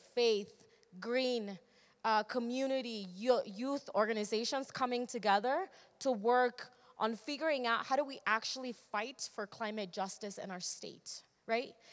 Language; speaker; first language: English; early bilingual, other home language; Spanish